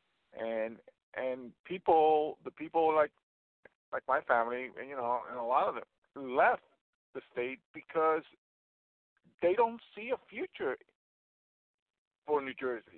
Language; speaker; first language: English; native; English